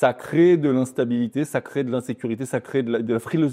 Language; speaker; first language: French; native; French